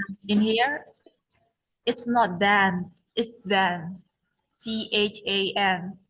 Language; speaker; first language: English; non-native, learner; Indonesian